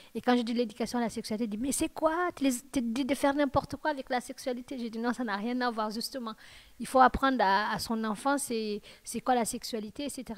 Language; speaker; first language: French; non-native, local second language; Fula